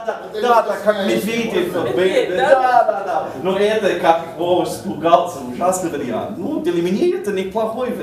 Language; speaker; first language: Russian; non-native, learner; English